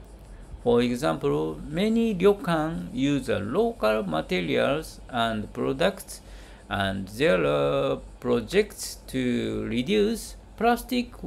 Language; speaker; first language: English; non-native, learner; Japanese